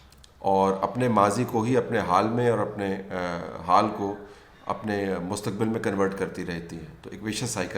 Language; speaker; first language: Urdu; native; Urdu